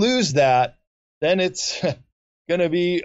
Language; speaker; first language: English; native; English